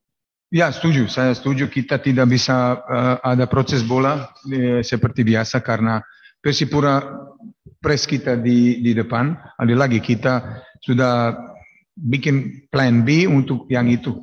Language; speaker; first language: Indonesian; non-native, fluent; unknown